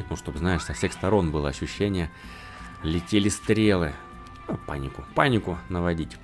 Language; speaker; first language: Russian; native; Russian